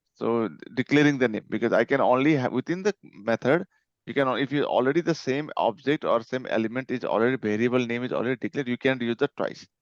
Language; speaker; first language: English; non-native, local second language; Nepali